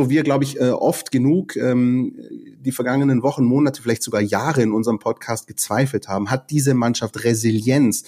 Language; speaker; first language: German; native; German